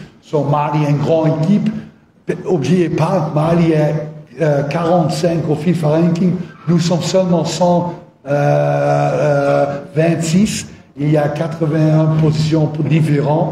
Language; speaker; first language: French; non-native, fluent; Dutch